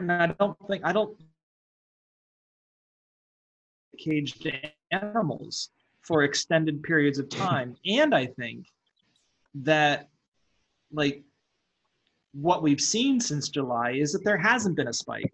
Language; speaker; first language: English; native; English